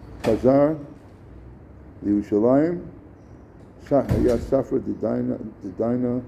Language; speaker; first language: Hebrew; non-native, fluent; English